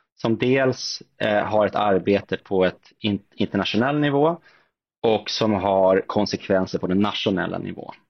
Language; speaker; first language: Swedish; native; Swedish